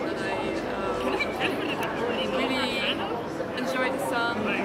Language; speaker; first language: English; non-native, fluent; Dutch